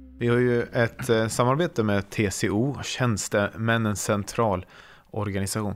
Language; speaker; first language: Swedish; native; Swedish